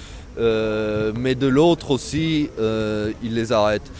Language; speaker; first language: French; non-native, fluent; Italian